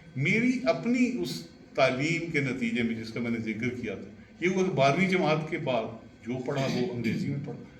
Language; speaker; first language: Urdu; non-native, local second language; Punjabi